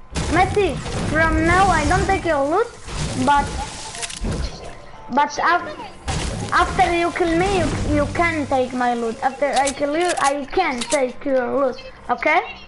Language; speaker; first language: English; non-native, learner; Hebrew